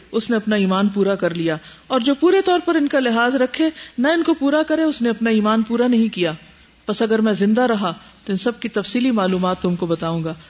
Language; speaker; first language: Urdu; native; Urdu